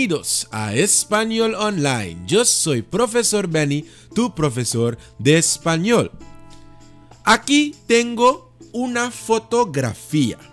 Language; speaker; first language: Spanish; non-native, fluent; Dutch